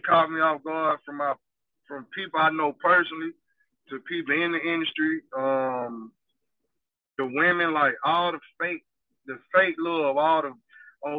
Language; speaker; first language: English; native; English